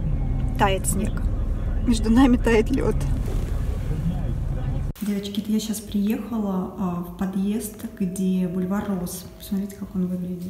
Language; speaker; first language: Russian; native; Russian